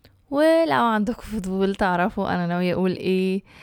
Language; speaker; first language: Arabic; early bilingual, heritage; Arabic